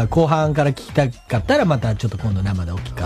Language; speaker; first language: Japanese; native; Japanese